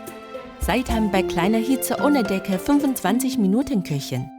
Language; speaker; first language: German; non-native, fluent; Chinese